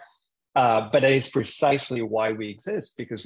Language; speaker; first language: English; non-native, fluent; French